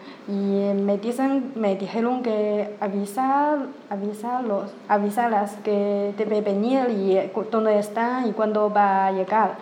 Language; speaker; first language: Spanish; non-native, learner; Chinese